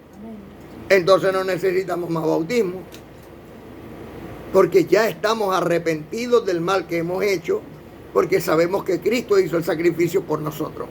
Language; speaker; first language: Spanish; native; Spanish